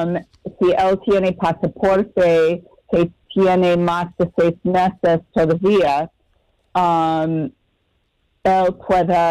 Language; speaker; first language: Spanish; non-native, fluent; English